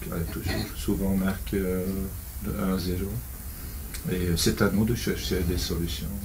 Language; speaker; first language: French; non-native, local second language; Dutch